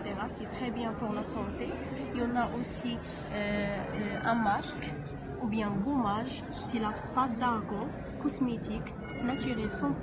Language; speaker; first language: French; non-native, local second language; Arabic